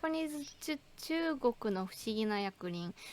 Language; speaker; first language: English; non-native, learner; Japanese